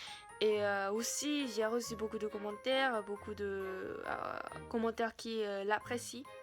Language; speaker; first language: French; non-native, learner; Japanese